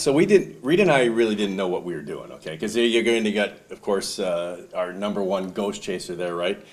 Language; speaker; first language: English; native; English